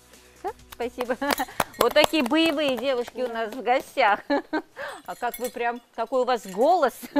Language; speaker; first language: Russian; native; Russian